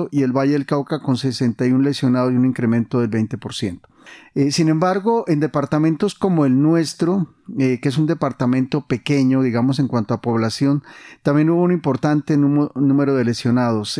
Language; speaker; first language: Spanish; native; Spanish